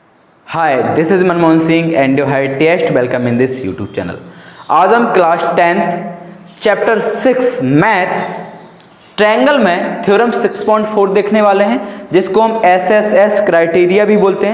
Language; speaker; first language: Hindi; native; Hindi